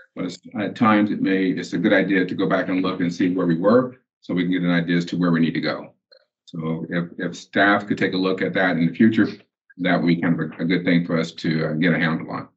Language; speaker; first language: English; native; English